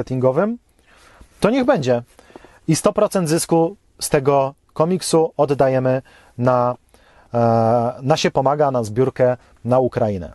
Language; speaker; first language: Polish; native; Polish